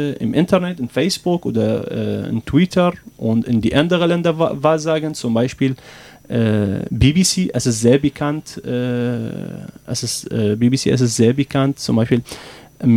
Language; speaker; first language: German; non-native, learner; Arabic